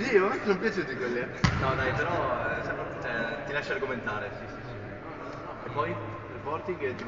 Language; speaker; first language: Italian; native; Italian